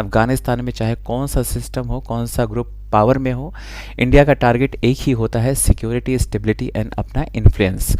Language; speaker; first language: Hindi; native; Hindi